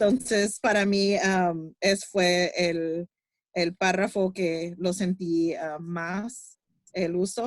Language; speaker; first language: Spanish; early bilingual, heritage; Spanish